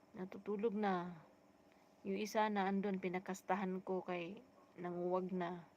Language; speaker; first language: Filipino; non-native, local second language; Cebuano